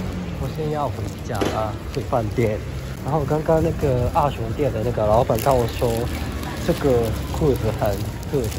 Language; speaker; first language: Chinese; non-native, fluent; Japanese